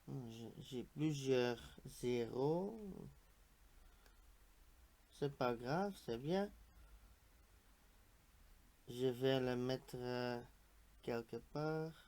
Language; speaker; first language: French; non-native, local second language; Dutch